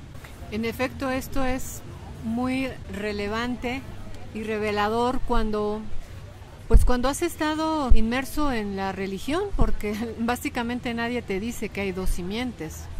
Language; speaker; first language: Spanish; native; Spanish